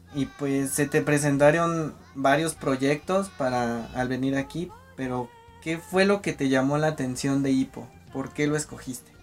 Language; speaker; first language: Spanish; native; Spanish